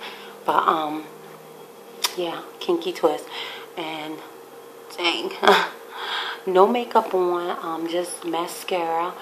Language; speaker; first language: English; native; English